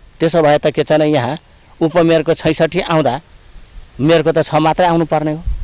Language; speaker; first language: Nepali; non-native, local second language; Rana Tharu